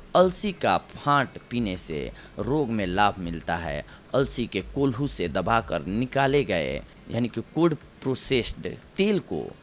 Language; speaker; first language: Hindi; native; Hindi